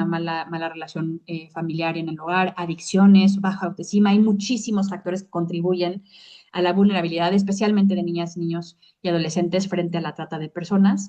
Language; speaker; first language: Spanish; native; Spanish